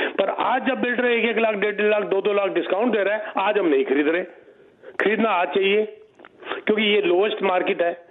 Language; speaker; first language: Hindi; native; Hindi